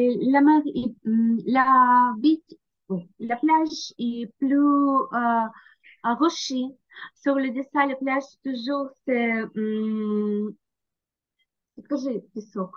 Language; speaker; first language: French; non-native, learner; Ukrainian